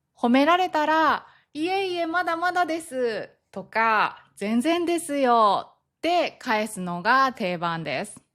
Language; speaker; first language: Japanese; native; Japanese